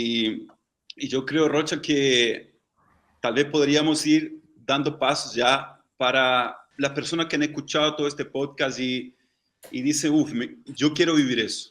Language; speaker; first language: Spanish; non-native, fluent; Portuguese